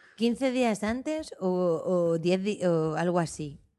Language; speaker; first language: Spanish; native; Spanish